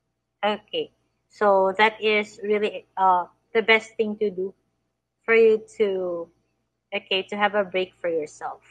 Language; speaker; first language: English; non-native, fluent; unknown